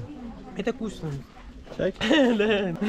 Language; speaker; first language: Russian; non-native, learner; Urdu